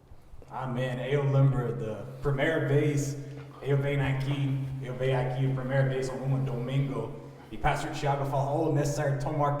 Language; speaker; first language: Portuguese; non-native, learner; English